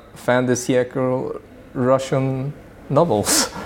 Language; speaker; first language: English; early bilingual, other home language; Swedish